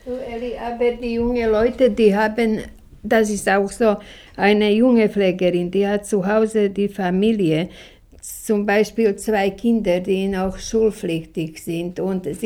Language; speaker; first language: German; non-native, fluent; Slovak